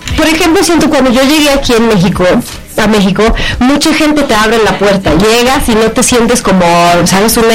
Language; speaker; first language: Spanish; non-native, fluent; Swedish